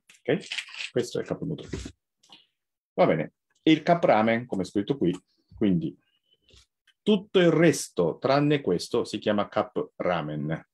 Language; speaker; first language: Italian; non-native, fluent; Japanese